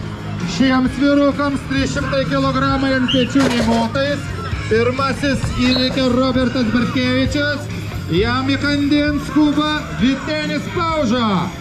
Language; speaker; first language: Lithuanian; native; Lithuanian